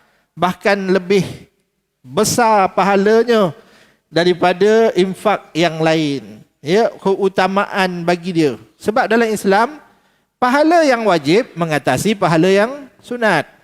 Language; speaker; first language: Malay; native; Malay